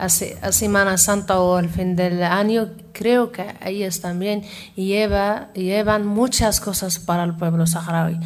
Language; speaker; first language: Spanish; non-native, learner; Arabic